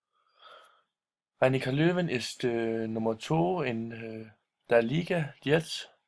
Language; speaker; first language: German; non-native, learner; Danish